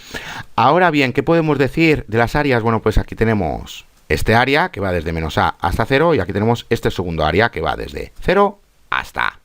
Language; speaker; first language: Spanish; native; Spanish